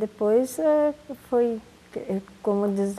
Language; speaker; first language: Portuguese; native; Portuguese